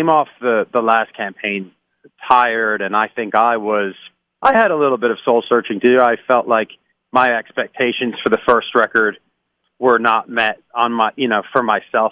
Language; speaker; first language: English; native; English